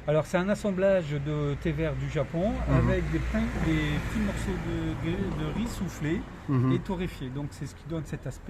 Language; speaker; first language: French; native; French